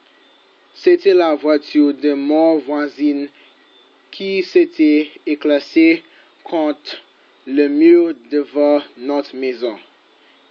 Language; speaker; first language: French; non-native, learner; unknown